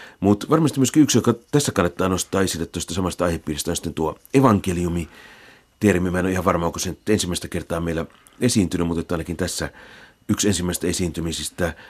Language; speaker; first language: Finnish; native; Finnish